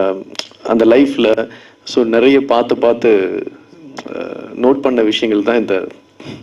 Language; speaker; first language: Tamil; non-native, fluent; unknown